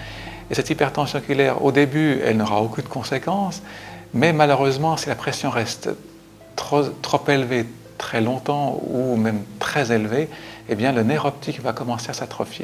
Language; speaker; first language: French; native; French